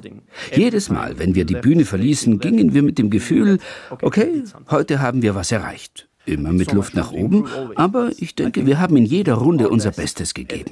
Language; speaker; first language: German; non-native, fluent; Turkish